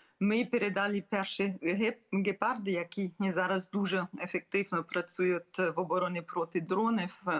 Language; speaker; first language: Ukrainian; non-native, fluent; German